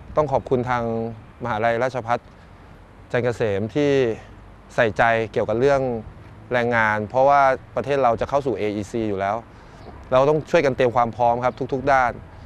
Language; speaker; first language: Thai; native; Thai